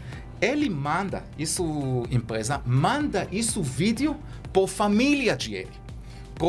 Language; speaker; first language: Portuguese; non-native, learner; Hebrew